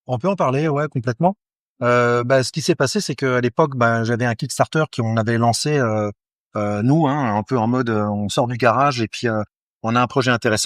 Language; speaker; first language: French; native; French